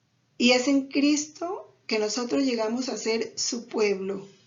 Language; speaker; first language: Spanish; native; Spanish